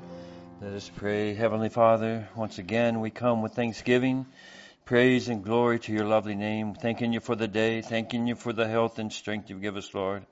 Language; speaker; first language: English; native; English